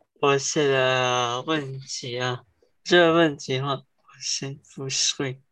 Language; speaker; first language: Chinese; early bilingual, heritage; Chinese